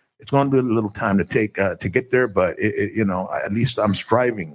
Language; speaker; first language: English; early bilingual, other home language; Spanish